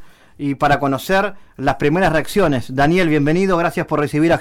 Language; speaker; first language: Spanish; native; Spanish